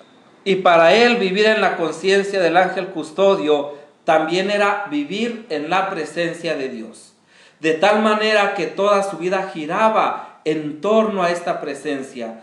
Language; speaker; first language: Spanish; native; Spanish